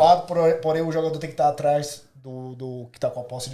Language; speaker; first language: Portuguese; native; Portuguese